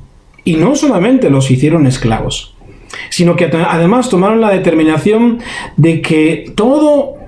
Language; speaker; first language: Spanish; native; Spanish